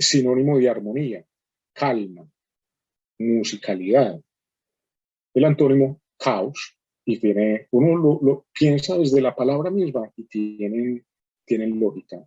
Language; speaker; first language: Spanish; native; Spanish